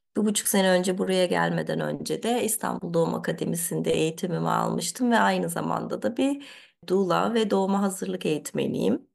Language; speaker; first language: Turkish; early bilingual, heritage; Turkish